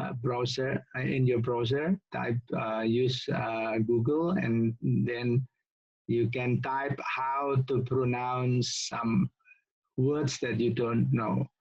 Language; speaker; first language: English; non-native, local second language; Indonesian